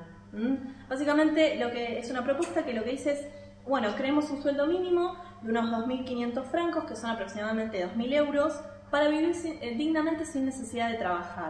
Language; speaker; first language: Spanish; native; Spanish